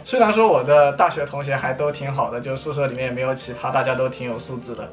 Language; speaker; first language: Chinese; native; Chinese